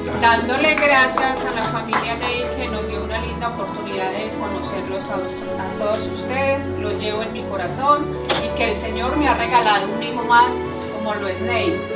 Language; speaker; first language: Spanish; native; Spanish